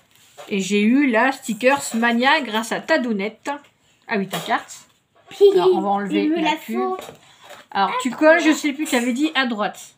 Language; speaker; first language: French; native; French